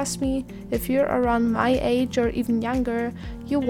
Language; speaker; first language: English; non-native, fluent; Italian